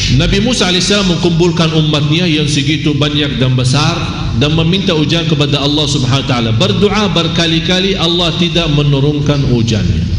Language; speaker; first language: Malay; non-native, fluent; Arabic